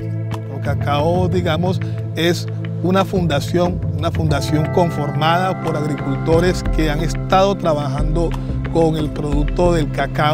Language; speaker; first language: Spanish; native; Spanish